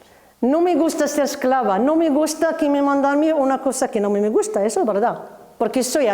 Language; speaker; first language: Spanish; non-native, learner; Arabic